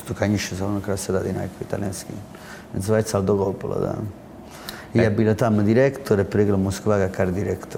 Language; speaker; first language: Russian; non-native, learner; Italian